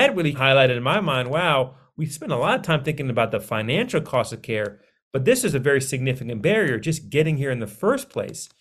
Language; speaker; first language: English; early bilingual, other home language; Hindi